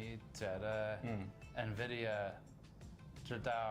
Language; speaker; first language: Chinese; non-native, learner; English